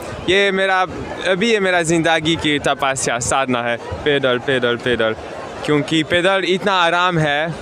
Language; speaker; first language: Hindi; non-native, learner; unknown